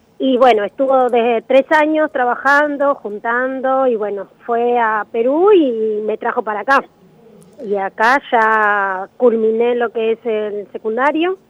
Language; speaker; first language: Spanish; native; Spanish